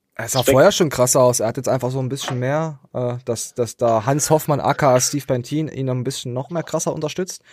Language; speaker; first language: German; native; German